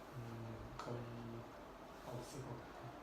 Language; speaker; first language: Korean; non-native, learner; Chinese